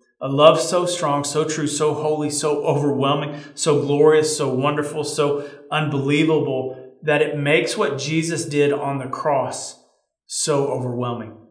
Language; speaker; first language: English; native; English